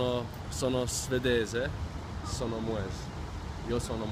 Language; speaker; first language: Italian; non-native, learner; Swedish